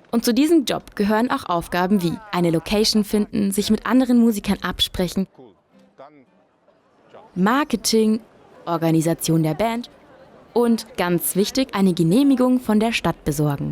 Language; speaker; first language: German; native; German